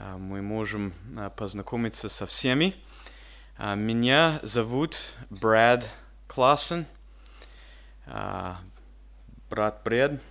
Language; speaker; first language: Russian; early bilingual, heritage; English